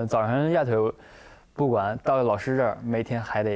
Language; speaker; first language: Chinese; native; Chinese